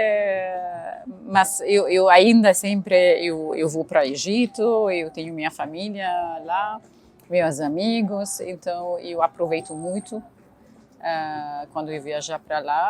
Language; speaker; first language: Portuguese; non-native, fluent; Arabic